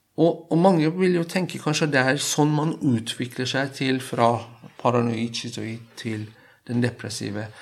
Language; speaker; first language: Norwegian; non-native, fluent; Persian